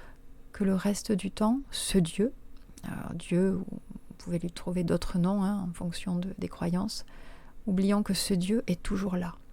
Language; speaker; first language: French; native; French